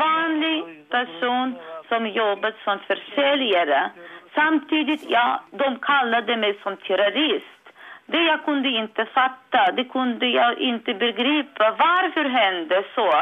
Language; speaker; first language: Swedish; non-native, fluent; Uzbek